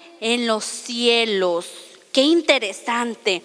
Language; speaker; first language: Spanish; native; Spanish